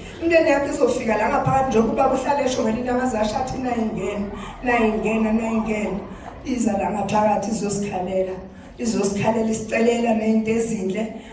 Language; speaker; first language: Zulu; non-native, local second language; Swati